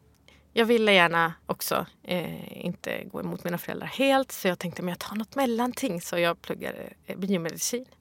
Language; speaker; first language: Swedish; early bilingual, other home language; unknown